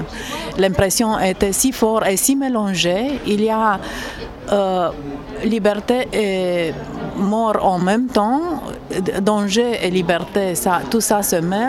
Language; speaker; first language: French; non-native, fluent; Romanian